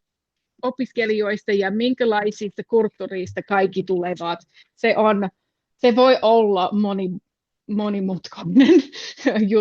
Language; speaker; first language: Finnish; non-native, fluent; English